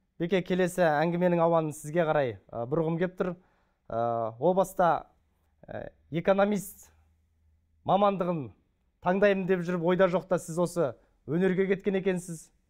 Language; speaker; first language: Kazakh; native; Kazakh